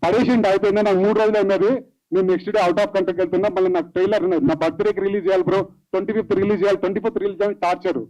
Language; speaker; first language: Telugu; native; Telugu